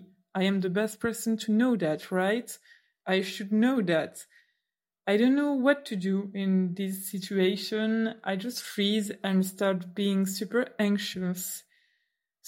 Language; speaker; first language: English; non-native, fluent; French